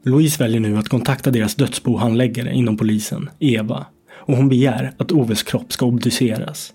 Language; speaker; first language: Swedish; native; Swedish